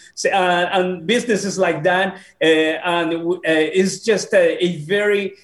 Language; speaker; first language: English; non-native, fluent; Spanish